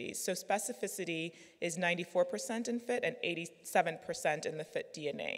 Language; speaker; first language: English; native; English